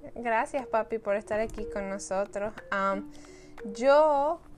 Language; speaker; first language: Spanish; early bilingual, heritage; Spanish